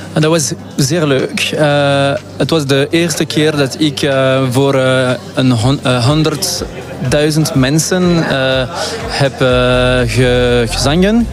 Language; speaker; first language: Dutch; non-native, local second language; French